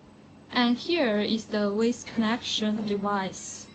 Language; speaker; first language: English; non-native, learner; Chinese